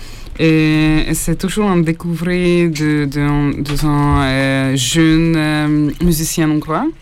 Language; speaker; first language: French; non-native, learner; Hungarian